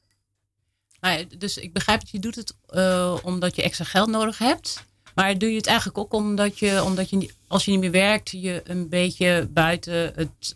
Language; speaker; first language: Dutch; native; Dutch